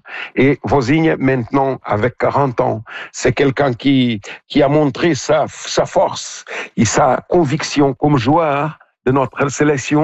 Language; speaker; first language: French; non-native, local second language; Portuguese